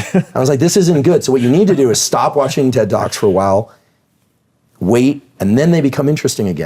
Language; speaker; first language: English; native; English